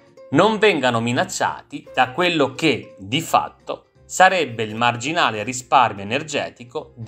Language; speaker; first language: Italian; native; Italian